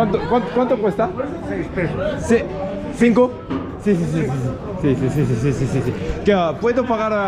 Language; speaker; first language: Spanish; non-native, learner; Korean